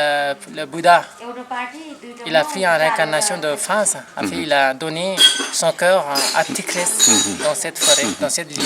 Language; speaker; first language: French; non-native, learner; Nepali